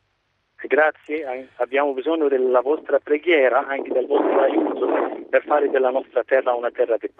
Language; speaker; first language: Italian; non-native, fluent; Arabic